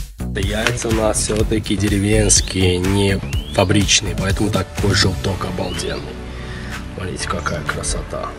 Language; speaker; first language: Russian; non-native, local second language; Azerbaijani